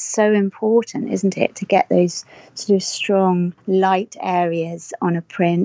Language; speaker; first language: English; native; English